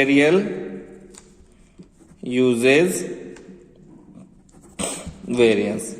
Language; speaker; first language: Hindi; native; Hindi